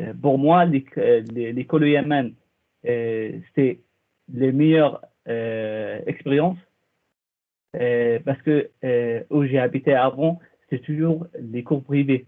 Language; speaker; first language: French; non-native, fluent; Arabic